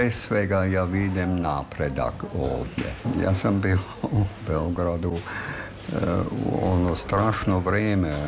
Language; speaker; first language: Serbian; non-native, fluent; German